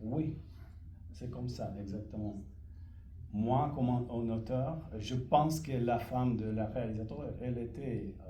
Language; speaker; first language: French; non-native, fluent; Romanian